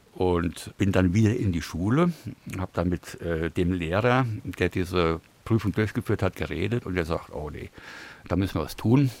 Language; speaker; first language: German; native; German